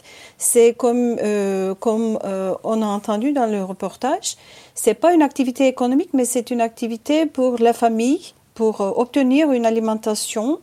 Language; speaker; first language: French; non-native, fluent; Turkish